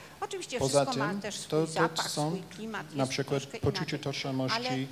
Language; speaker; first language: Polish; non-native, fluent; Japanese